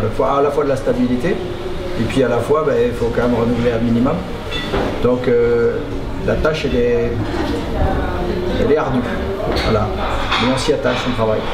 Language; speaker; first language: French; native; French